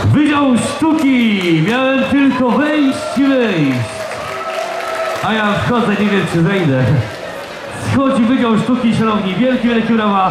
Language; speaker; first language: Polish; native; Polish